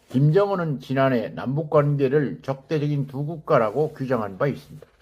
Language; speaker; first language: Korean; native; Korean